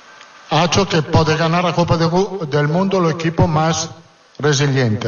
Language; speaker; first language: Portuguese; non-native, fluent; Italian